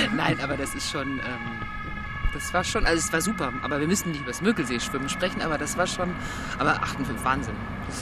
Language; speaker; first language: German; native; German